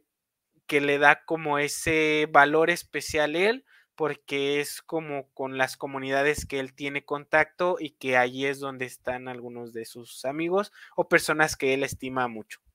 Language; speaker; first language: Spanish; native; Spanish